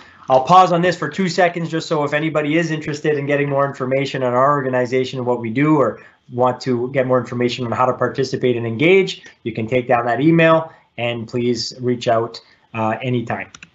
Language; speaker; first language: English; native; English